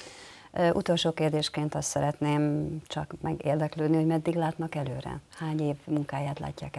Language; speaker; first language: Hungarian; native; Hungarian